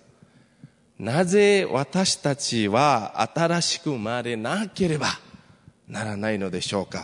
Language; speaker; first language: Japanese; non-native, fluent; Nepali